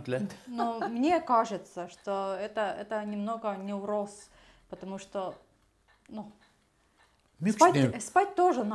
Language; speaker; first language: Russian; non-native, learner; Estonian